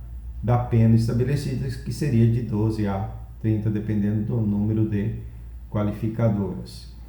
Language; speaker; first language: Portuguese; native; Portuguese